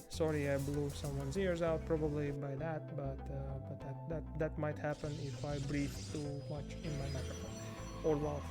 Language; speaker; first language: English; non-native, fluent; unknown